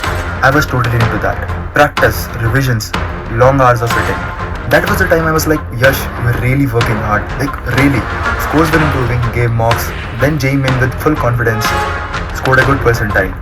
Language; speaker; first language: English; non-native, local second language; Hindi